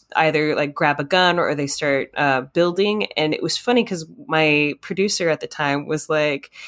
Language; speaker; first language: English; native; English